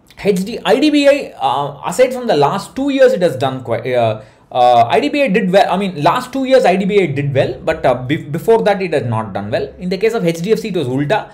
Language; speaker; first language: English; non-native, local second language; Tamil